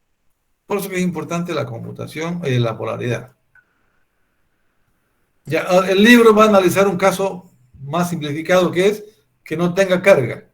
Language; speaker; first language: Spanish; native; Spanish